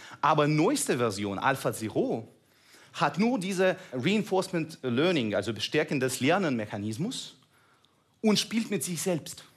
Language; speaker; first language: German; non-native, fluent; Russian